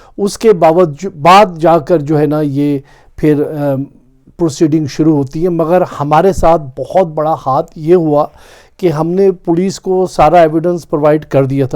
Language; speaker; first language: Urdu; non-native, local second language; Punjabi